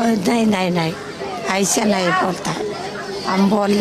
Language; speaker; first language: Hindi; non-native, local second language; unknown